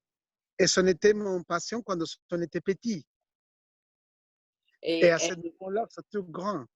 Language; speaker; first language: French; non-native, fluent; Spanish